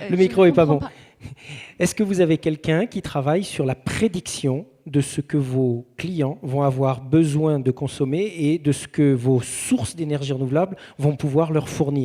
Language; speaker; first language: French; native; French